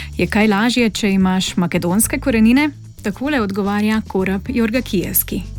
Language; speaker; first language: Slovenian; native; Slovenian